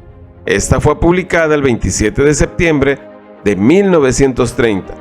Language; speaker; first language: Spanish; native; Spanish